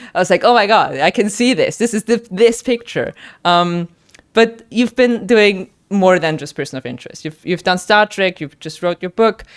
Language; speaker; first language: English; non-native, fluent; German